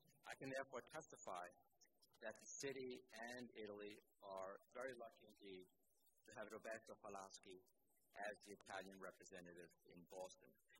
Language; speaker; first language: English; native; English